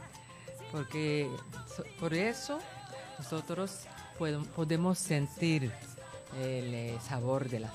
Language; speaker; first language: Spanish; non-native, learner; Japanese